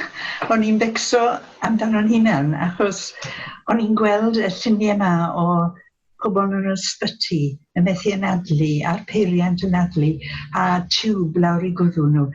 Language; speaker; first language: Welsh; non-native, local second language; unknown